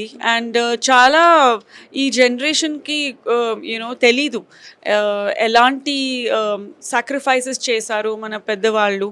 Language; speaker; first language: Telugu; non-native, learner; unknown